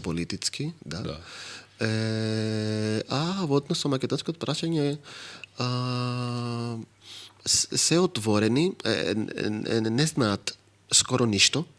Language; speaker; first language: Macedonian; non-native, fluent; Greek